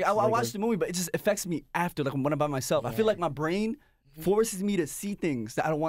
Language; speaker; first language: English; native; English